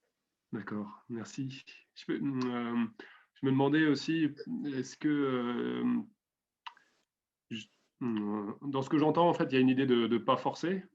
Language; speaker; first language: French; native; French